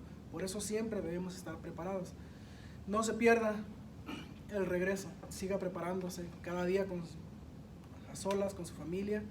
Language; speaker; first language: Spanish; native; Spanish